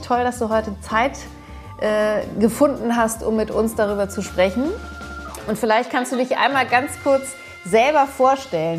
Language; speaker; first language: German; early bilingual, other home language; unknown